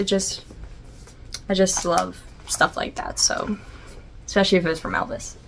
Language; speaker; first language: English; native; English